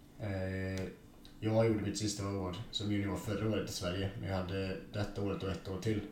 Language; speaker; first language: Swedish; native; Swedish